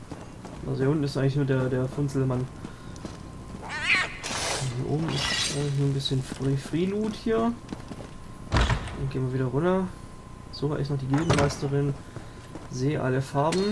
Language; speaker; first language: German; native; German